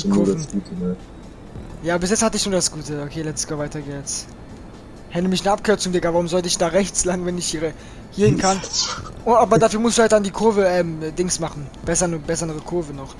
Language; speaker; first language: German; native; German